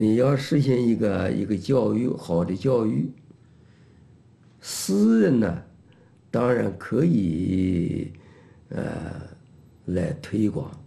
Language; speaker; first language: Chinese; native; Chinese